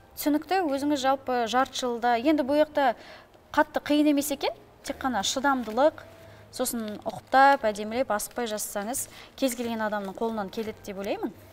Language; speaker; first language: Kazakh; native; Kazakh